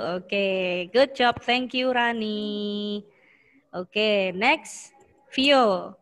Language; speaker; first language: English; non-native, learner; Indonesian